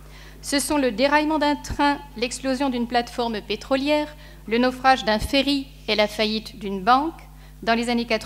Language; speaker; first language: French; native; French